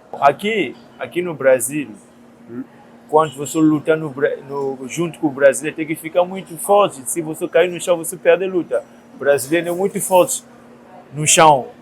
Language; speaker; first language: Portuguese; non-native, learner; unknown